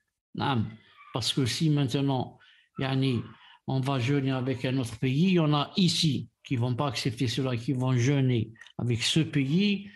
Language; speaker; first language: French; non-native, local second language; Arabic